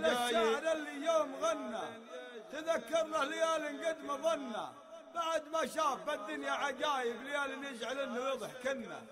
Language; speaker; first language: Arabic; native; Arabic